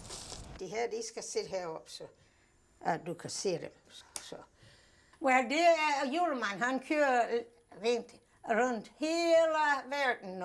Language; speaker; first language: Danish; early bilingual, heritage; Danish